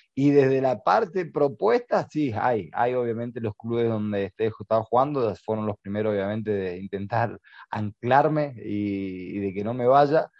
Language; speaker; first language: Spanish; native; Spanish